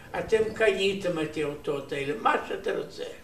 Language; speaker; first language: Hebrew; non-native, learner; Romanian